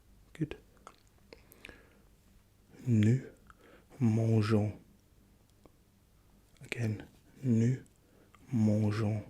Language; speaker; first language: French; non-native, learner; English